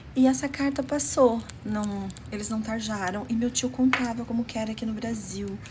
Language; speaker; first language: Portuguese; early bilingual, other home language; Romanian